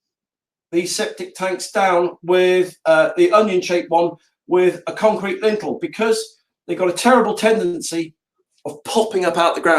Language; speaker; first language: English; native; English